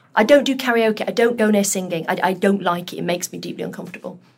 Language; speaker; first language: English; early bilingual, other home language; Urdu